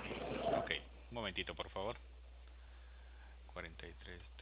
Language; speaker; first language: Spanish; native; Spanish